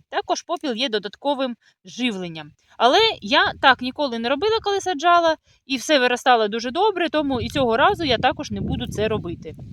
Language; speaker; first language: Ukrainian; non-native, local second language; Russian